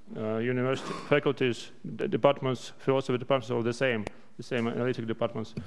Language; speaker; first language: English; non-native, fluent; Russian